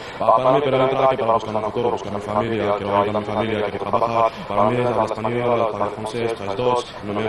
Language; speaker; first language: Spanish; non-native, learner; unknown